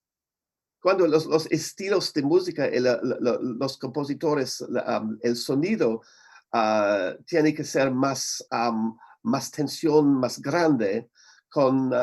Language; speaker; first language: Spanish; non-native, learner; English